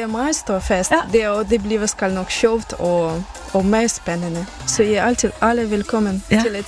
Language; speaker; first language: Danish; non-native, learner; Ukrainian